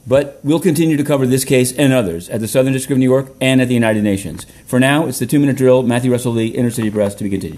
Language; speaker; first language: English; native; English